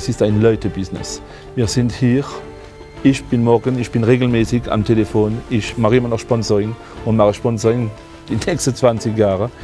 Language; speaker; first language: German; non-native, fluent; French